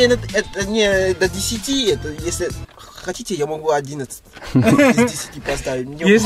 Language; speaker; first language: Russian; non-native, learner; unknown